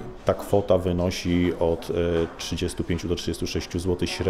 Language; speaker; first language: Polish; native; Polish